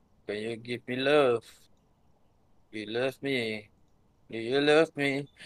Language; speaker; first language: English; non-native, local second language; Malay